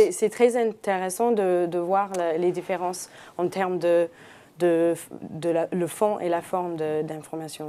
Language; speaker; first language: French; non-native, fluent; English